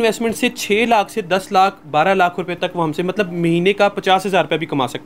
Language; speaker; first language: Urdu; native; Urdu